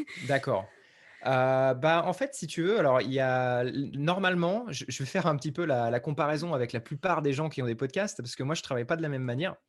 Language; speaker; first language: French; native; French